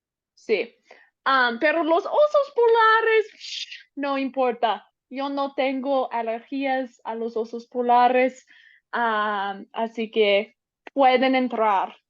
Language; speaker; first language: Spanish; non-native, learner; English